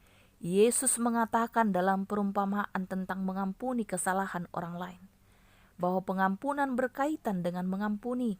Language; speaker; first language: Malay; native; Malay